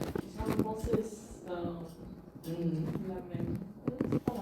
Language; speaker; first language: French; non-native, learner; Bulgarian